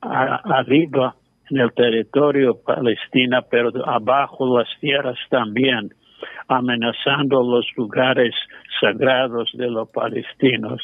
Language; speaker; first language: Spanish; non-native, fluent; English